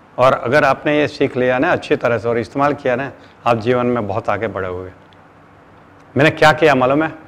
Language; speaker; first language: Hindi; non-native, local second language; Gujarati